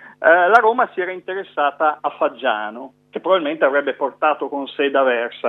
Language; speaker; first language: Italian; native; Italian